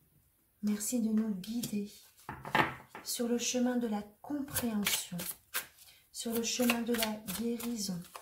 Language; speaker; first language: French; native; French